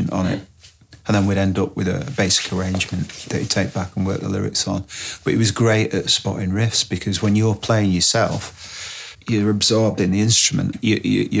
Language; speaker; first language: English; native; English